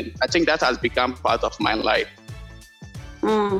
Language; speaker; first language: English; non-native, local second language; Akan